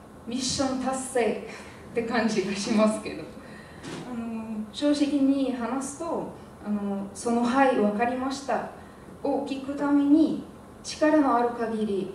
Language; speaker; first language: Japanese; non-native, fluent; Arabic